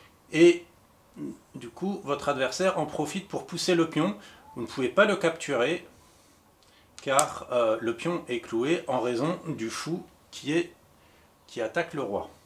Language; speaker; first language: French; native; French